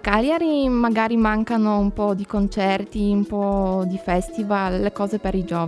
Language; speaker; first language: Italian; non-native, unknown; Polish